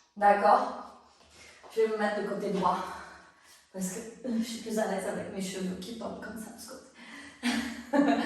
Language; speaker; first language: French; non-native, fluent; Portuguese